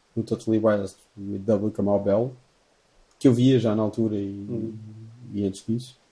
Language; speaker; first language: Portuguese; native; Portuguese